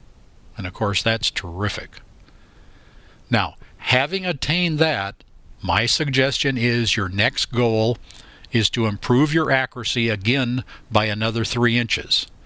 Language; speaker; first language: English; native; English